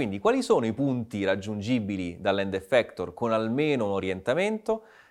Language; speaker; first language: Italian; native; Italian